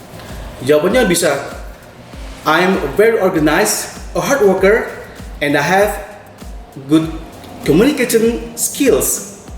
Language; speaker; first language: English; non-native, fluent; Indonesian